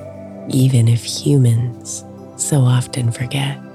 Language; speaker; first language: English; native; English